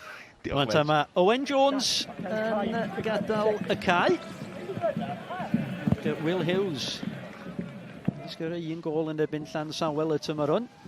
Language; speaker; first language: Welsh; native; Welsh